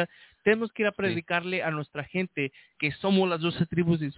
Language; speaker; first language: Spanish; early bilingual, heritage; Spanish